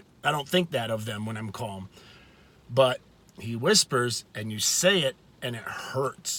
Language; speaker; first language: English; native; English